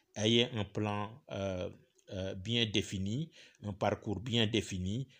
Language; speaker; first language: French; non-native, local second language; Wolof